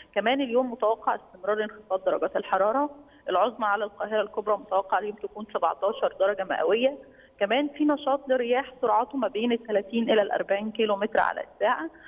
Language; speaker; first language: Egyptian Arabic; native; Egyptian Arabic